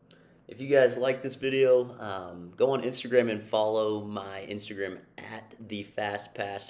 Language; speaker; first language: English; native; English